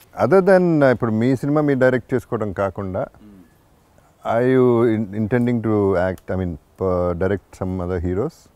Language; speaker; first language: Telugu; native; Telugu